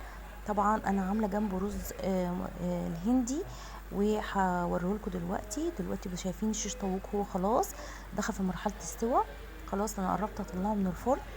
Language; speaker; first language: Arabic; native; Arabic